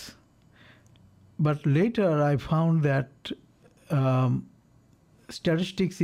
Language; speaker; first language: English; non-native, local second language; Bangla